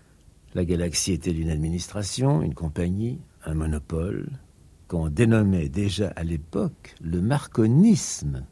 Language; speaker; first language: French; native; French